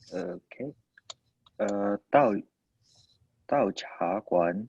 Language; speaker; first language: Chinese; non-native, learner; English